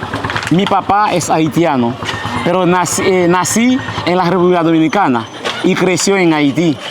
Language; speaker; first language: Spanish; early bilingual, heritage; Haitian Creole